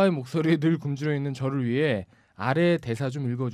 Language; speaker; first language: Korean; native; Korean